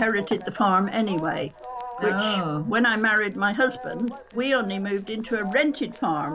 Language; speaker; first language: English; native; English